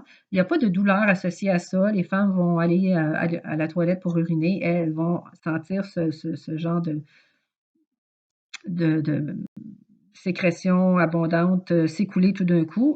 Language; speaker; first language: French; native; French